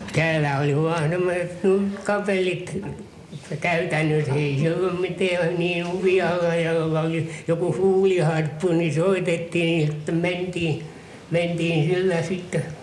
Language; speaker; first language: Finnish; native; Finnish